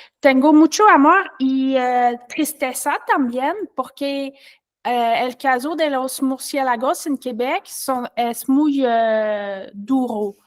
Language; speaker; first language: Spanish; non-native, learner; French